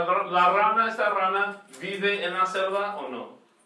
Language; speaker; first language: Spanish; non-native, fluent; English